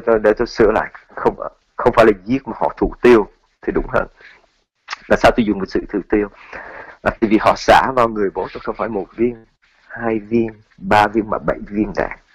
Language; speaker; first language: Vietnamese; early bilingual, heritage; Vietnamese